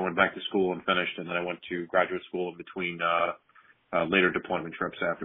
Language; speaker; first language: English; native; English